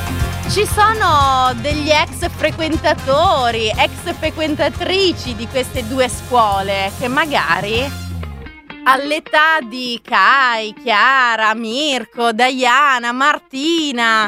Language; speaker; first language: Italian; native; Italian